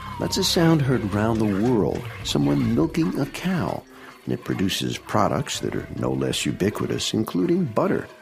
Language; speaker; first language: English; native; English